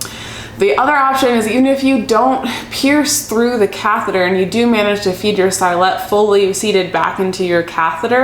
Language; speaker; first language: English; native; English